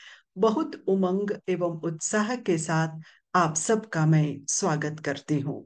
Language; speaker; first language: Hindi; non-native, local second language; Morisyen